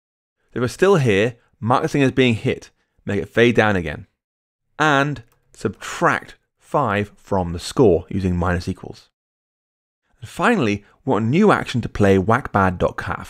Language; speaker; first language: English; native; English